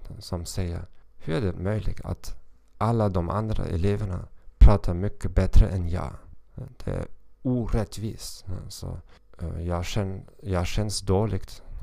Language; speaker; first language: Swedish; non-native, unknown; German